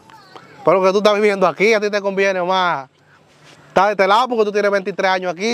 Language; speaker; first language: Spanish; native; Spanish